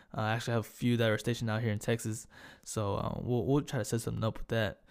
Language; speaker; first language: English; early bilingual, other home language; Spanish